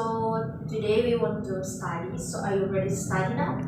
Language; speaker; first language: English; non-native, learner; Indonesian